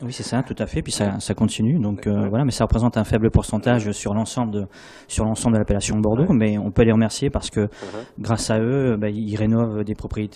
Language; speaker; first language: French; native; French